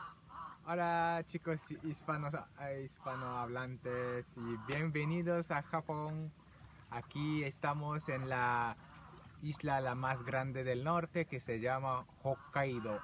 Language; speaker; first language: Spanish; non-native, fluent; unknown